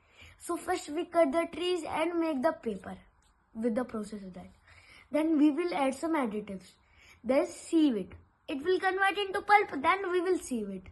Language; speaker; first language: English; non-native, local second language; Hindi